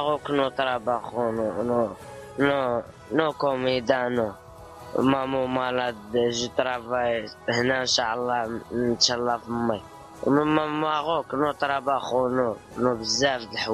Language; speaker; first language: Spanish; non-native, learner; Arabic